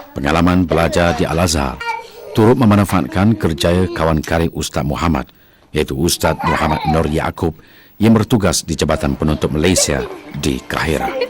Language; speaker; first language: Malay; native; Malay